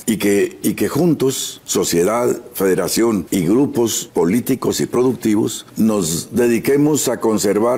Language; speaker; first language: Spanish; native; Spanish